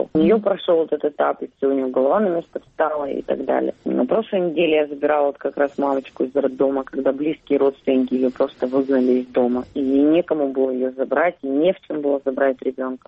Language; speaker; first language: Russian; native; Russian